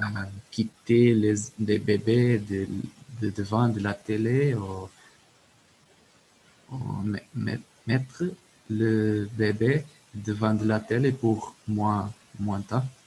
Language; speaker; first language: French; non-native, learner; Portuguese